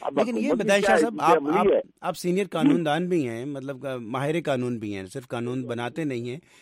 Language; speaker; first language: Urdu; native; Urdu